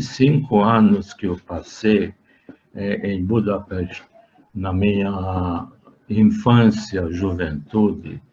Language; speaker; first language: Portuguese; non-native, fluent; Hungarian